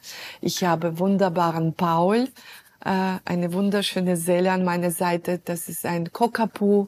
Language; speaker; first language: German; non-native, fluent; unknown